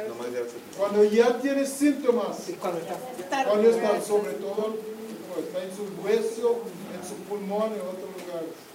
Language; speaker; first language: Spanish; non-native, fluent; English